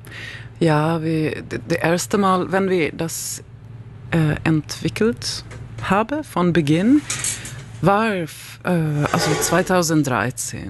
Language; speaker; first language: German; non-native, learner; Swedish